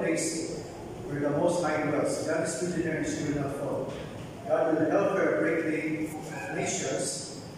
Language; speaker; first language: English; non-native, local second language; Filipino